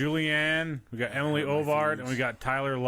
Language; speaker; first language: English; native; English